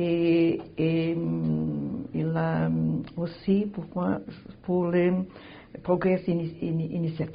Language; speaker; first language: French; non-native, learner; Portuguese